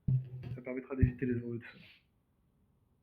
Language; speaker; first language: French; native; French